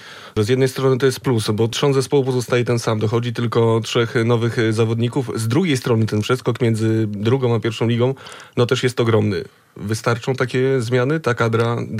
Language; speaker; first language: Polish; native; Polish